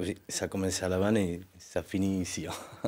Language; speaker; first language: French; non-native, learner; Spanish